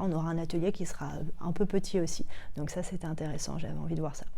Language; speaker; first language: French; native; French